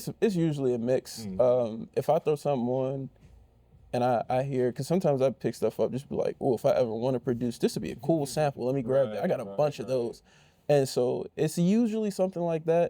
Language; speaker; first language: English; native; English